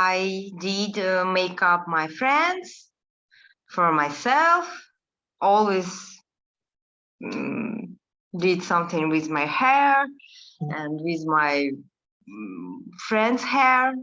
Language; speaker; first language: English; non-native, learner; Russian